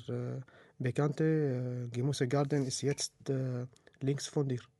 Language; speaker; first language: German; non-native, learner; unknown